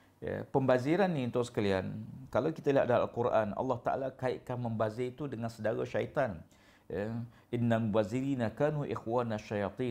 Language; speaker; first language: Malay; native; Malay